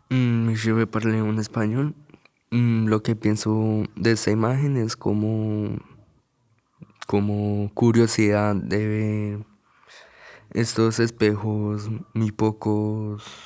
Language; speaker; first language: Spanish; native; Spanish